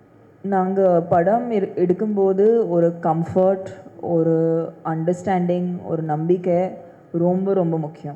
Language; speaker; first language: Tamil; non-native, fluent; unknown